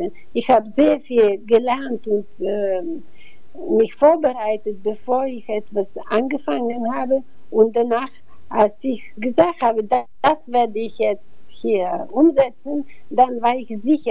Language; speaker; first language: German; non-native, fluent; Bulgarian